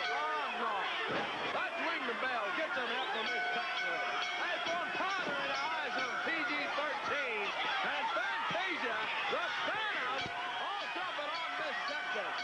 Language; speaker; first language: English; native; English